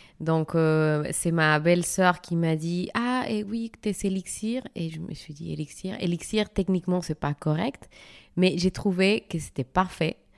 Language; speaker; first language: French; non-native, fluent; Spanish